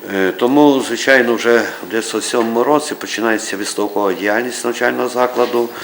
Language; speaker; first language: Ukrainian; native; Ukrainian